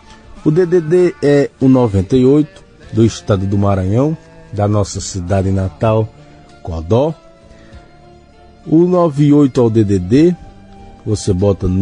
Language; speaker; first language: Portuguese; native; Portuguese